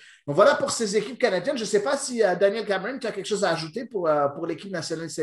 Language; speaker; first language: French; native; French